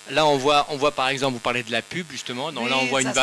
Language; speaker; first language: French; native; French